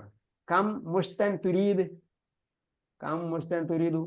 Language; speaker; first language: Arabic; non-native, learner; Malayalam